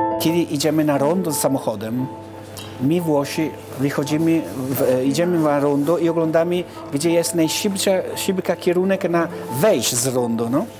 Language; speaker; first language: Polish; non-native, learner; Italian